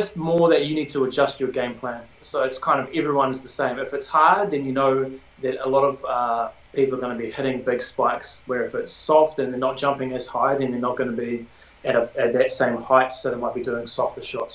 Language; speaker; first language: English; native; English